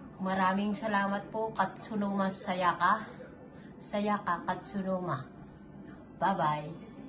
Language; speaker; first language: Filipino; native; Filipino